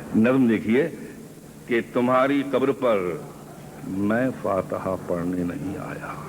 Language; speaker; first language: Urdu; native; Urdu